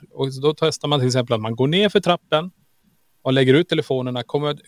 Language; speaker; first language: Swedish; native; Swedish